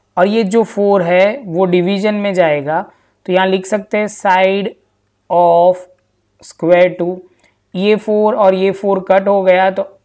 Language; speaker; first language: Hindi; non-native, local second language; Gujarati